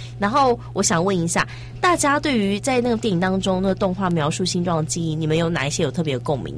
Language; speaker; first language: Chinese; native; Chinese